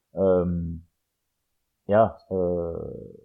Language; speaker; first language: German; non-native, fluent; French